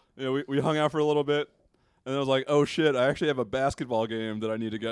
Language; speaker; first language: English; native; English